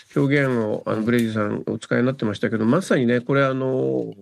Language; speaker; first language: Japanese; native; Japanese